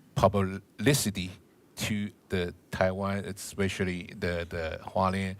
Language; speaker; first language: English; non-native, learner; Chinese